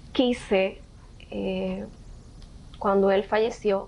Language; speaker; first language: Spanish; native; Spanish